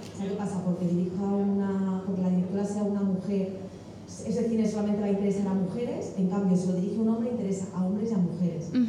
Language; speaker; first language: Spanish; native; Spanish